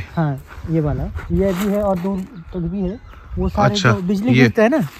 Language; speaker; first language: Hindi; non-native, local second language; Bangla